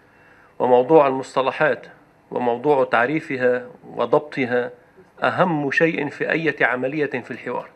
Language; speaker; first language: Arabic; native; Arabic